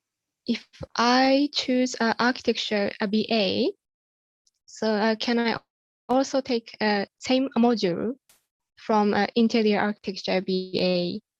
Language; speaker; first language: English; non-native, fluent; Japanese